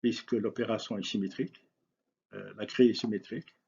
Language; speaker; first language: French; non-native, local second language; Arabic